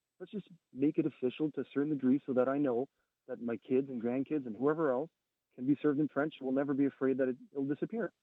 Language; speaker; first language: English; non-native, local second language; French